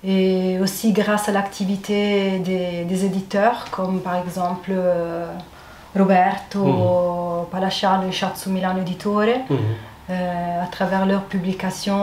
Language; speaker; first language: French; non-native, fluent; Italian